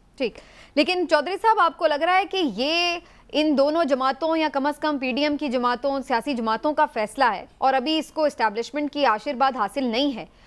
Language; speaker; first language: Urdu; native; Urdu